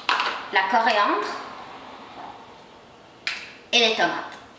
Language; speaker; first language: French; non-native, learner; English